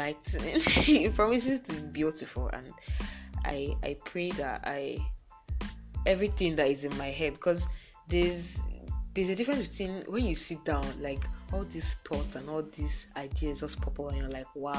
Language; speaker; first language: English; non-native, local second language; Igbo